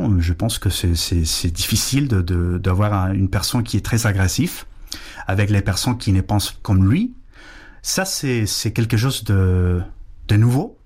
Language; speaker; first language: French; non-native, fluent; Spanish